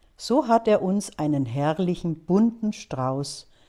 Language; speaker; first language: German; native; German